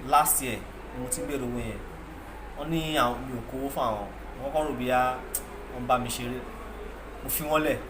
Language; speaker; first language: Yoruba; non-native, local second language; Igbo